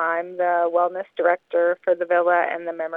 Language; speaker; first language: English; native; English